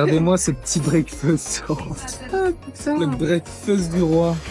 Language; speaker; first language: French; native; French